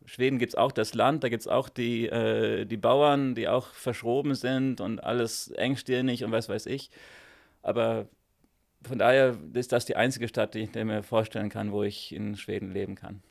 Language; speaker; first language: German; non-native, fluent; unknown